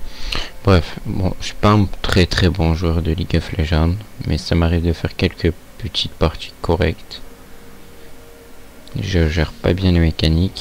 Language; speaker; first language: French; native; French